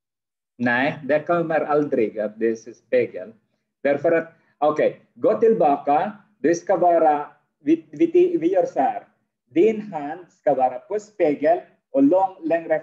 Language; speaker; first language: Swedish; non-native, fluent; Arabic